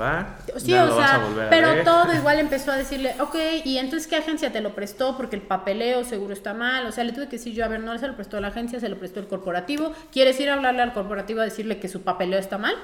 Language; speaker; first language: Spanish; native; Spanish